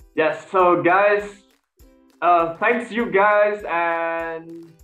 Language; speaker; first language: English; non-native, learner; Vietnamese